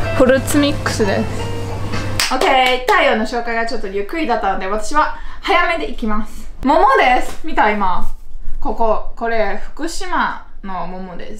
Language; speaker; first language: Japanese; non-native, fluent; Chinese